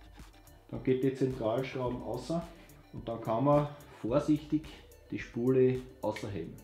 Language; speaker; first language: German; native; German